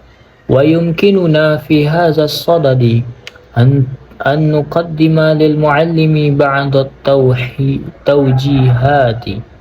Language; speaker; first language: Arabic; non-native, learner; Indonesian